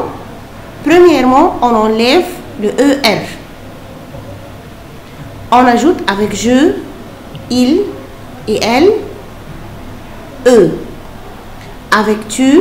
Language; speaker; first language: French; non-native, fluent; Arabic